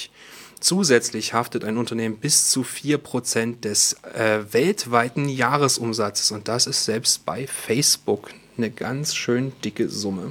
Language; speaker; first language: German; native; German